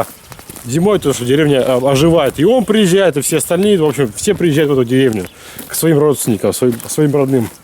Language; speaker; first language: Russian; native; Russian